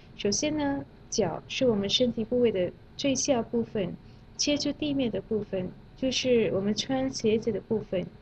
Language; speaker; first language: Chinese; non-native, fluent; Malay